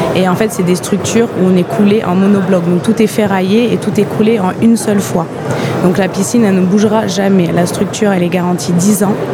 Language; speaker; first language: French; non-native, fluent; English